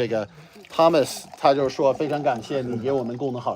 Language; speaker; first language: Chinese; non-native, fluent; English